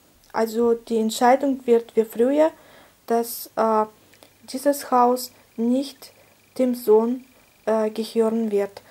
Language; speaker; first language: German; non-native, fluent; Russian